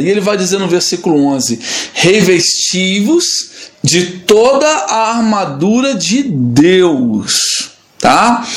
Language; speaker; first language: Portuguese; native; Portuguese